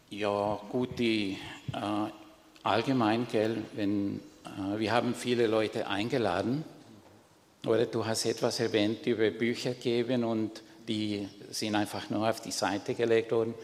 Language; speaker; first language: German; non-native, fluent; Spanish